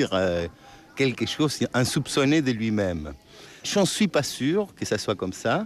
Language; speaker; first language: French; non-native, fluent; Spanish